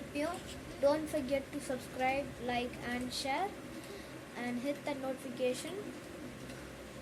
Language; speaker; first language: Tamil; early bilingual, heritage; Tamil